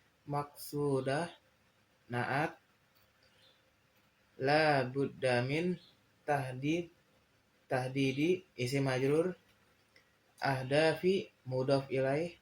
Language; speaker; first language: Arabic; non-native, learner; Indonesian